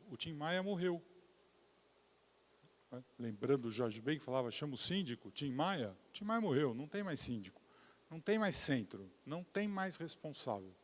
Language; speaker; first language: Portuguese; native; Portuguese